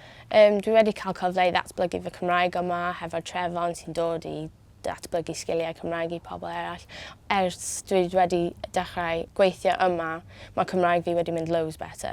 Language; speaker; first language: Welsh; non-native, local second language; English